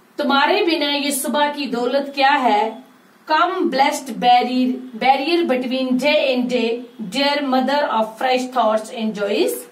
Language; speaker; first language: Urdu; non-native, local second language; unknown